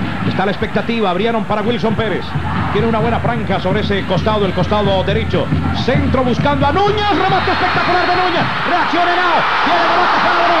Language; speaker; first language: Spanish; native; Spanish